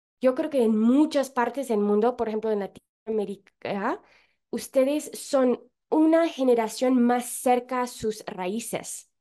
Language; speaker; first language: Spanish; non-native, fluent; English